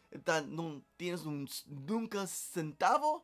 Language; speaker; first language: Spanish; non-native, learner; English